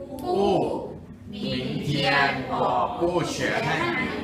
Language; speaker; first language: Chinese; non-native, learner; Thai